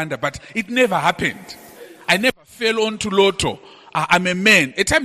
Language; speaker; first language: English; non-native, local second language; Shona